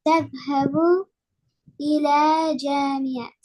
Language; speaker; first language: Arabic; non-native, learner; English